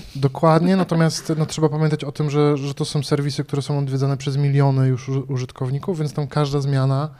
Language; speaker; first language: Polish; native; Polish